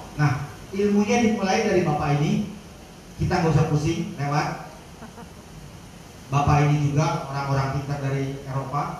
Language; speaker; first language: Indonesian; native; Indonesian